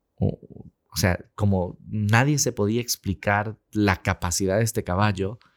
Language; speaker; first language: Spanish; native; Spanish